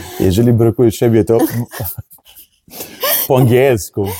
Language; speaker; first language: Polish; non-native, learner; Italian